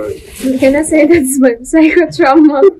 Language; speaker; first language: English; non-native, learner; Russian